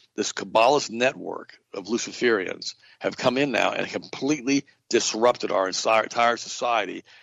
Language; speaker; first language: English; native; English